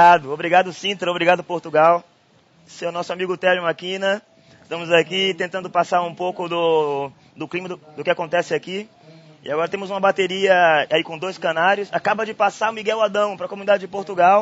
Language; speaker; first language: Portuguese; non-native, fluent; Spanish